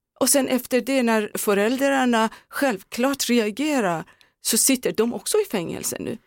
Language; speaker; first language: Swedish; non-native, fluent; Persian